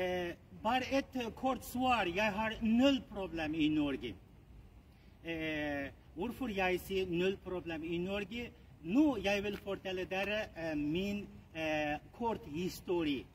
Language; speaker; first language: Norwegian; non-native, learner; Uyghur